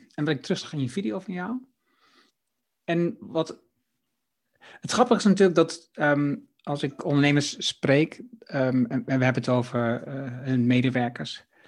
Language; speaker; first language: Dutch; native; Dutch